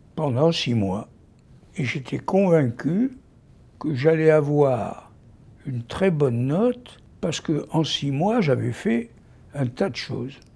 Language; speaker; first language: French; native; French